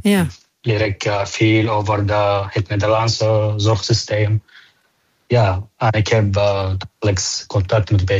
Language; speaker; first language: Dutch; non-native, fluent; Arabic